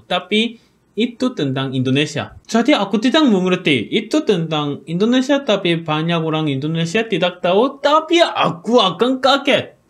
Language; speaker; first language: Indonesian; non-native, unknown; Korean